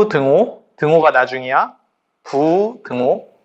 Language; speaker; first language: Korean; native; Korean